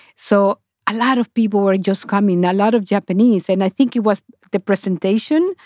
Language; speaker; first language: English; non-native, fluent; Spanish